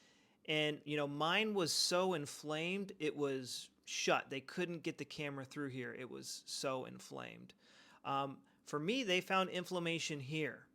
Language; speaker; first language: English; native; English